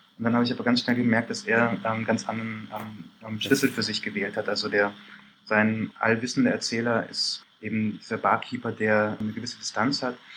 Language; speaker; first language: German; early bilingual, other home language; Persian